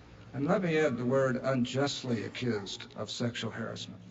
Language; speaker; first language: English; native; English